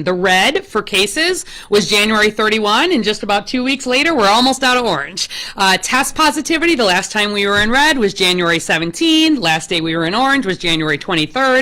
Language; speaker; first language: English; native; English